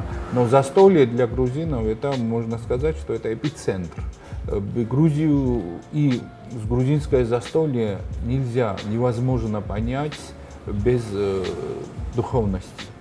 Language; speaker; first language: Russian; non-native, fluent; Georgian